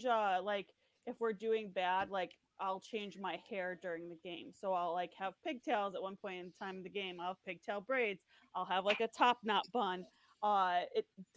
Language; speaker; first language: English; native; English